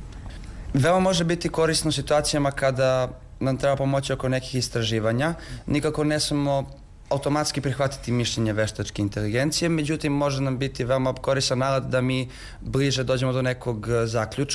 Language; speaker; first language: Serbian; native; Serbian